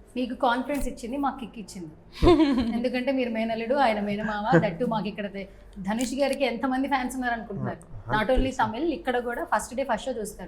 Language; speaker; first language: Telugu; native; Telugu